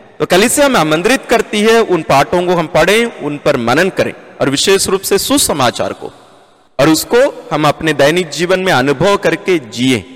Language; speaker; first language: Hindi; non-native, local second language; Malayalam